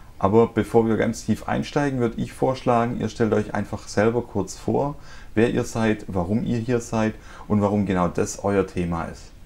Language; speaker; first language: German; native; German